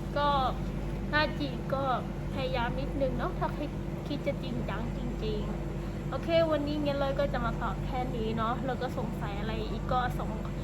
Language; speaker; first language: Thai; non-native, fluent; Burmese